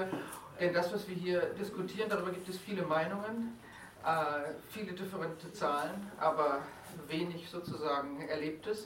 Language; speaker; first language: German; native; German